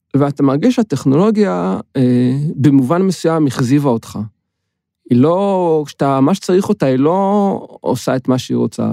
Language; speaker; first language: Hebrew; native; Hebrew